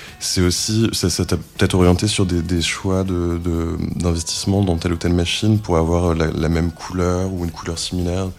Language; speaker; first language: French; native; French